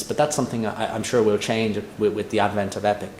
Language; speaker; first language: English; native; English